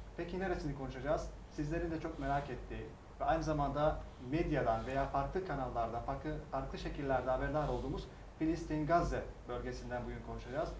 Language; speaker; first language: Turkish; native; Turkish